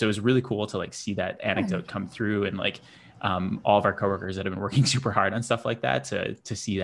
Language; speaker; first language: English; native; English